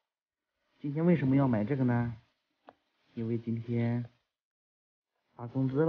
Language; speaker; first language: Chinese; native; Chinese